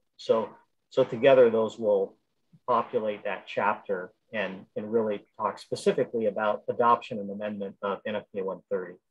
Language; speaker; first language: English; native; English